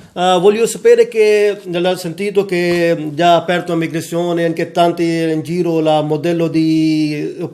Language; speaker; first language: Italian; non-native, learner; Urdu